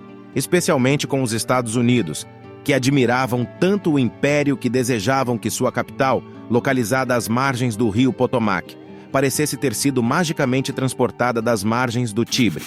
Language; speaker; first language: Portuguese; native; Portuguese